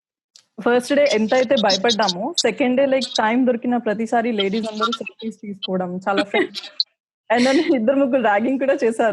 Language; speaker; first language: Telugu; early bilingual, heritage; Telugu